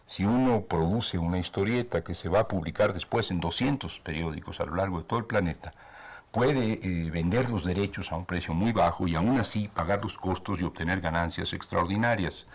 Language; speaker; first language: Spanish; native; Spanish